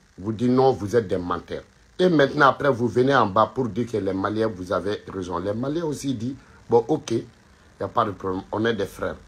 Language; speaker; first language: French; non-native, local second language; Bambara